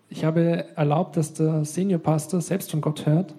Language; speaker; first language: German; native; German